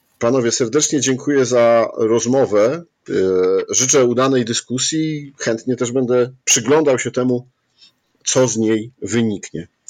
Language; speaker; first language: Polish; native; Polish